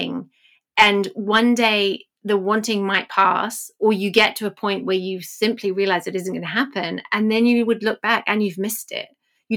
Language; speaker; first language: English; native; English